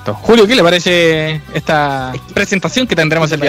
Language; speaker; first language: Spanish; native; Spanish